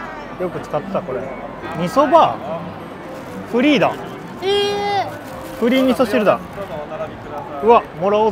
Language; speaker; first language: Japanese; native; Japanese